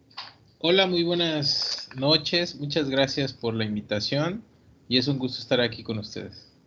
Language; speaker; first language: Spanish; native; Spanish